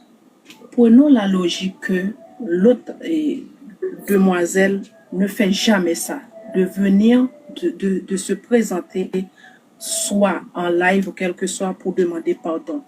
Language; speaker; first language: French; non-native, local second language; Haitian Creole